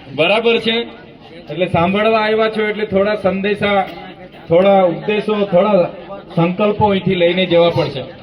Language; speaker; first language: Gujarati; non-native, local second language; Bhili